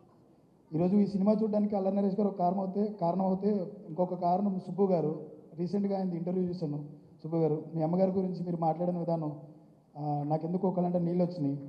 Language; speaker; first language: Telugu; native; Telugu